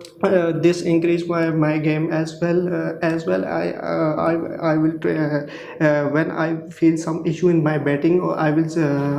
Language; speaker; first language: English; non-native, learner; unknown